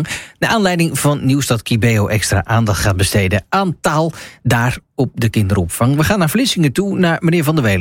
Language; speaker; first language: Dutch; native; Dutch